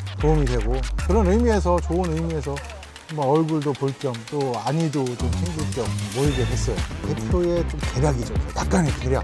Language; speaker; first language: Korean; native; Korean